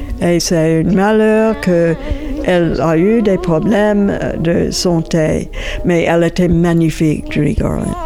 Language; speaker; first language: French; non-native, fluent; English